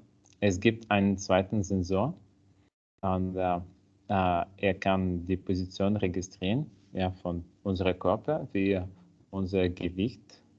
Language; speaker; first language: German; non-native, learner; Italian